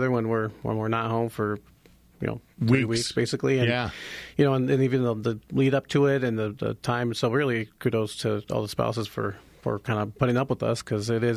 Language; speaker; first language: English; native; English